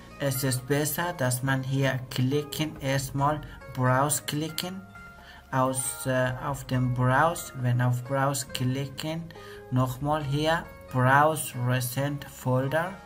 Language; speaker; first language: German; non-native, learner; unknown